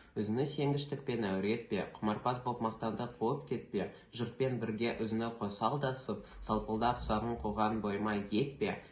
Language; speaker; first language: Kazakh; non-native, local second language; Russian